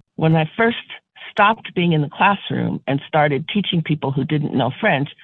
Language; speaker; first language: English; native; English